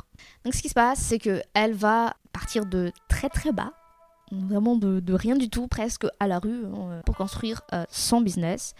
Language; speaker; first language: French; native; French